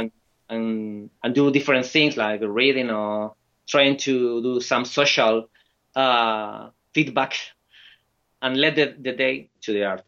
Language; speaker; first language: English; non-native, fluent; Spanish